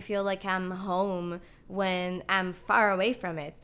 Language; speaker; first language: English; non-native, fluent; Portuguese